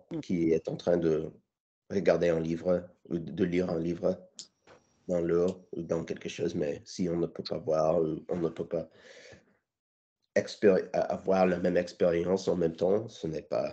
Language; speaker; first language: French; non-native, learner; English